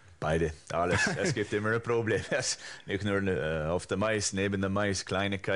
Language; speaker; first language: German; non-native, fluent; English